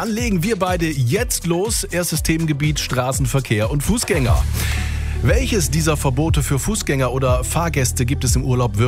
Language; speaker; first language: German; native; German